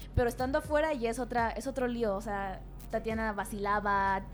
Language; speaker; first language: Spanish; native; Spanish